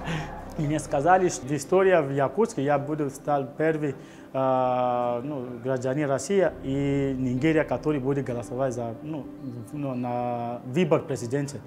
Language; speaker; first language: Russian; non-native, learner; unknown